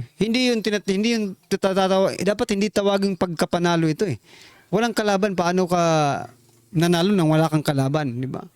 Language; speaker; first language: Filipino; native; Filipino